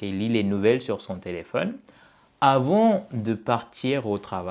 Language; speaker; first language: French; non-native, fluent; Tamil